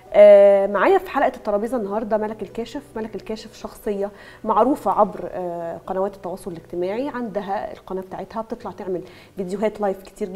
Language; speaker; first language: Arabic; native; Arabic